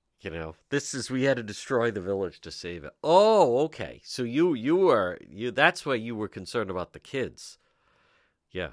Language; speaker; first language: English; native; English